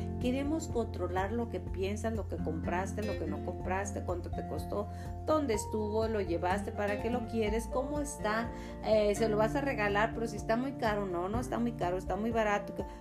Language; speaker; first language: Spanish; native; Spanish